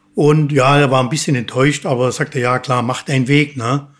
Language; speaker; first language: German; native; German